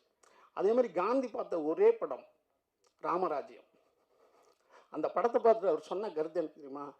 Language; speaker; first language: Tamil; native; Tamil